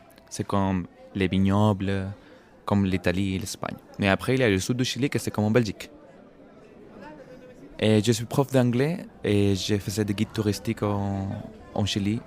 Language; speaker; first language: French; non-native, fluent; Spanish